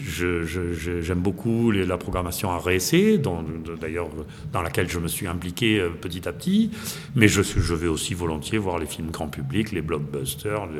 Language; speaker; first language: French; native; French